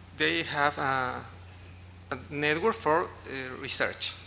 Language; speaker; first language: English; non-native, learner; Spanish